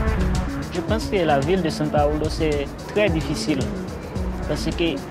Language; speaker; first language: French; non-native, local second language; Haitian Creole